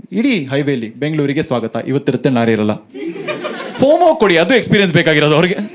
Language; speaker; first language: Kannada; native; Kannada